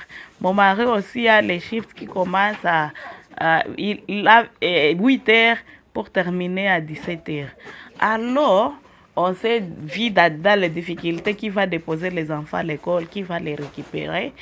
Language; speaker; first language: French; non-native, local second language; Swahili